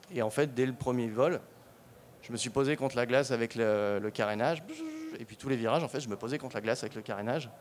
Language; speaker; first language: French; native; French